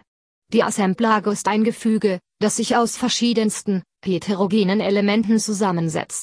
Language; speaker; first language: German; native; German